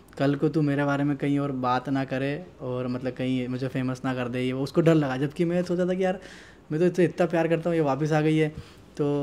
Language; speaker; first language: Hindi; native; Hindi